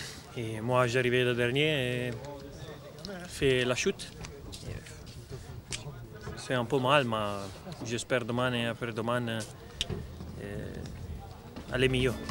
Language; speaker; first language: French; non-native, learner; Italian